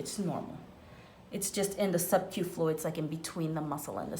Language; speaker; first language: English; native; English